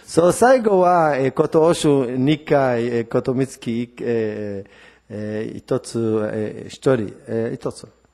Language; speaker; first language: Japanese; non-native, learner; Hebrew